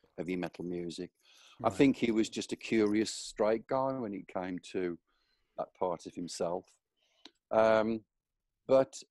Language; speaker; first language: English; native; English